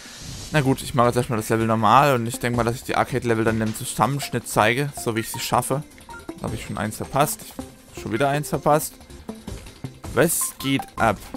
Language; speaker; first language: German; native; German